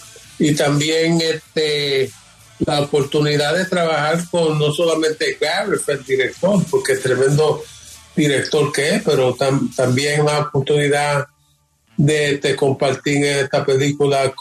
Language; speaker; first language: Spanish; early bilingual, heritage; Spanish